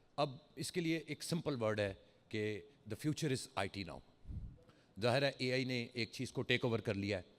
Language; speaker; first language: Urdu; early bilingual, heritage; Urdu